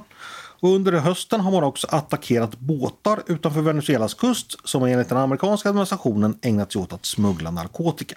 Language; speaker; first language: Swedish; native; Swedish